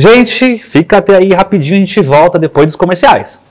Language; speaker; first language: Portuguese; native; Portuguese